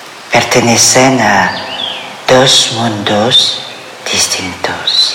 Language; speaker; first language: Spanish; non-native, fluent; French